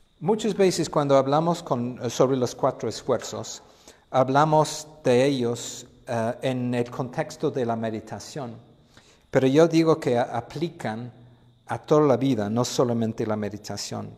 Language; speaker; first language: Spanish; non-native, fluent; English